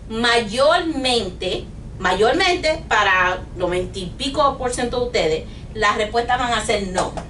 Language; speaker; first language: Spanish; non-native, learner; English